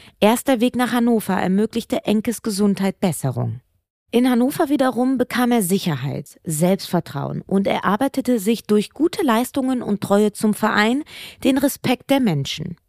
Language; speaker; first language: German; native; German